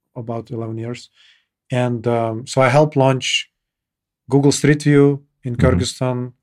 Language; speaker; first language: English; non-native, fluent; Kyrgyz